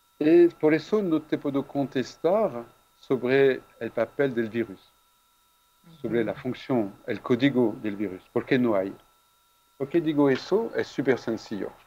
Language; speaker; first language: Spanish; non-native, fluent; French